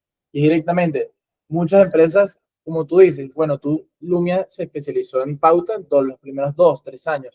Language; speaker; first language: Spanish; native; Spanish